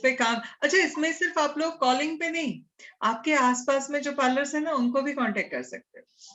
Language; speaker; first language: Hindi; native; Hindi